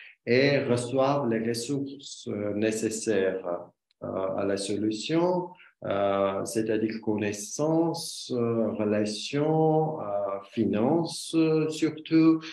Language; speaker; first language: French; non-native, learner; Armenian